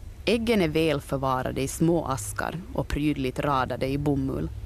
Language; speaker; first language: Swedish; native; Swedish